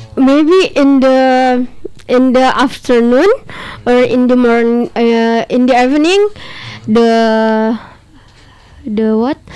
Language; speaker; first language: English; non-native, learner; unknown